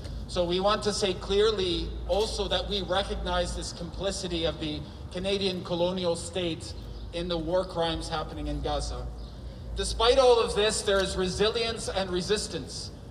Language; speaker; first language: English; native; English